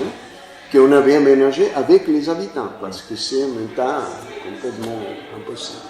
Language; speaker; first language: French; non-native, fluent; Spanish